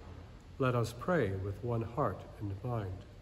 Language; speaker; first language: English; native; English